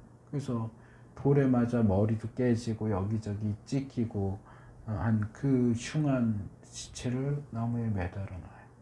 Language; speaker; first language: Korean; native; Korean